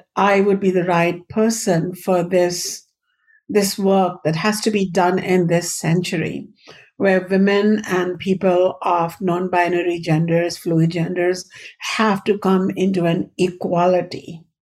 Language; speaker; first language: English; non-native, local second language; Hindi